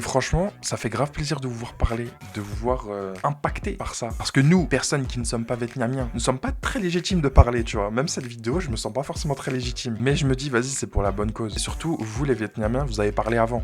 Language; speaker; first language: French; native; French